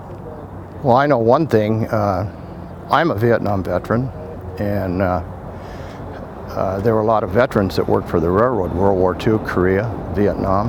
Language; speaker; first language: English; native; English